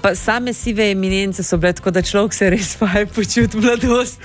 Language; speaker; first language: Slovenian; native; Slovenian